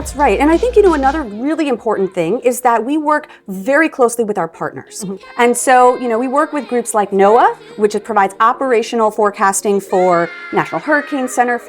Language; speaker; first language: English; native; English